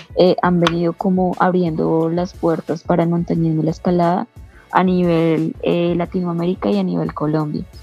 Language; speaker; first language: Spanish; native; Spanish